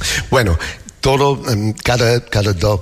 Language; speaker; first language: Spanish; non-native, learner; English